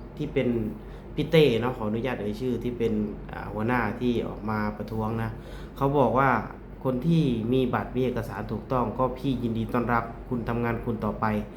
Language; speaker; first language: Thai; native; Thai